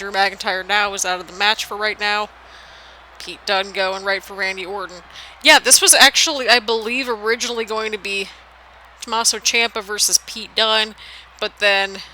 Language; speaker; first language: English; native; English